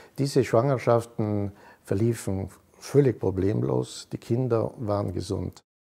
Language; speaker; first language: German; native; German